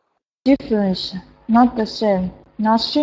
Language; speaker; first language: English; non-native, learner; Vietnamese